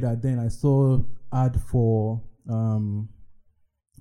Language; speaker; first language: English; non-native, local second language; Yoruba